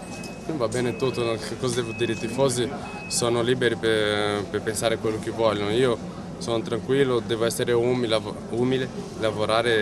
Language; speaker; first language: Italian; non-native, fluent; Portuguese